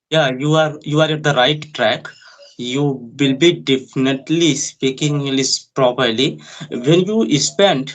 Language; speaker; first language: English; non-native, learner; Hindi